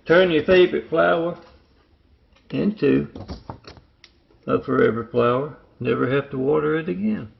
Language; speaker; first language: English; native; English